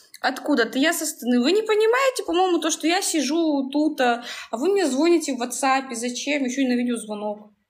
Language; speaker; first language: Russian; native; Russian